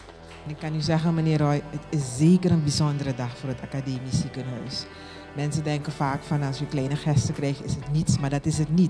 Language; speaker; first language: Dutch; native; Dutch